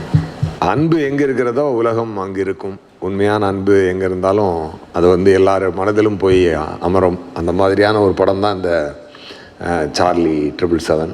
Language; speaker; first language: Tamil; native; Tamil